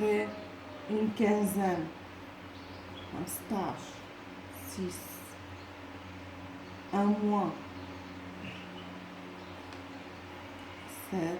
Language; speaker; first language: French; non-native, local second language; Arabic